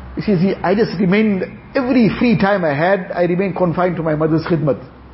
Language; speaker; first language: English; native; English